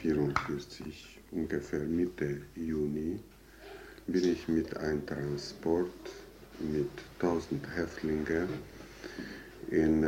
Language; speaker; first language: German; non-native, fluent; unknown